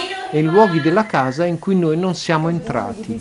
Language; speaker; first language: Italian; native; Italian